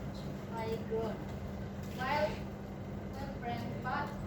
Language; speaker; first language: English; non-native, learner; Indonesian